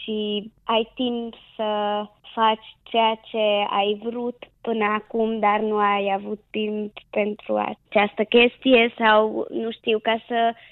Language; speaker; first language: Romanian; non-native, local second language; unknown